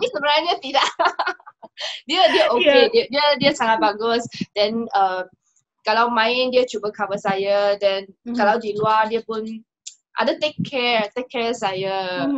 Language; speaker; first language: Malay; non-native, local second language; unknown